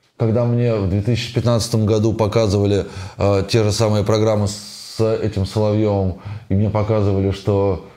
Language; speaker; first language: Russian; native; Russian